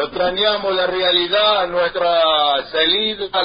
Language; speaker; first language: Spanish; non-native, learner; Arabic